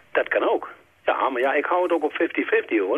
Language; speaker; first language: Dutch; native; Dutch